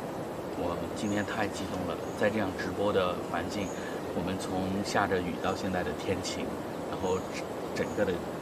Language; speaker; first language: Chinese; native; Chinese